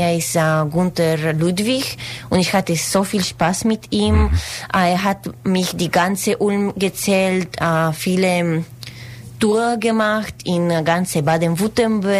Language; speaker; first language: German; non-native, learner; Spanish